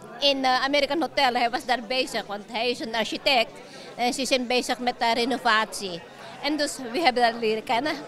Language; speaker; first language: Dutch; non-native, fluent; Filipino